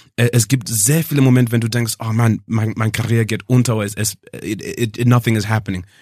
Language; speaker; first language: German; non-native, learner; English